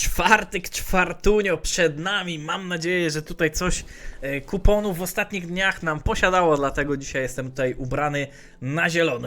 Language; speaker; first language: Polish; native; Polish